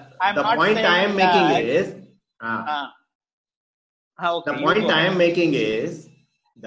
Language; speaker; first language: English; non-native, local second language; Tamil